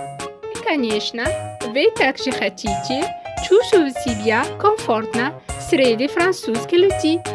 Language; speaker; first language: Russian; non-native, fluent; French